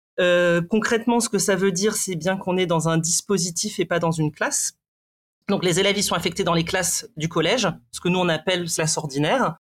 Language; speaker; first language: French; native; French